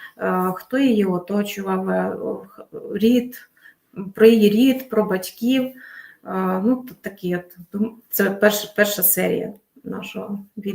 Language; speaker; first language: Ukrainian; native; Ukrainian